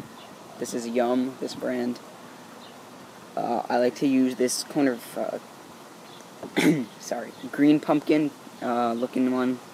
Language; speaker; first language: English; native; English